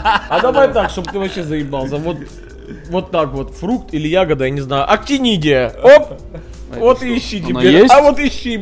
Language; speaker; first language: Russian; native; Russian